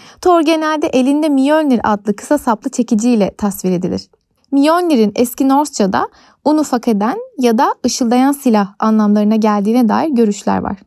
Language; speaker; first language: Turkish; native; Turkish